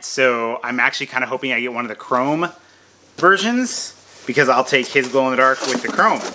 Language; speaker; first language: English; native; English